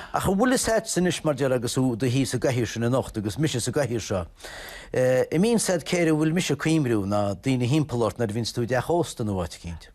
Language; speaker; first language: Irish; native; Irish